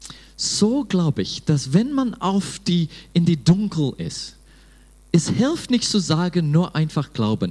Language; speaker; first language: German; non-native, fluent; English